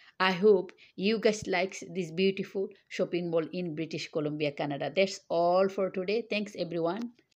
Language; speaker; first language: English; non-native, local second language; Bangla